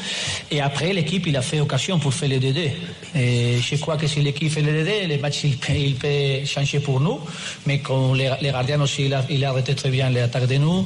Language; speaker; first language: French; non-native, learner; Spanish